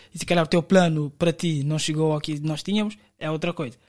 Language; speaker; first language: Portuguese; non-native, local second language; Kabuverdianu